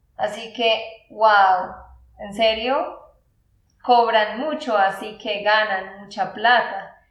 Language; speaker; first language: Spanish; native; Spanish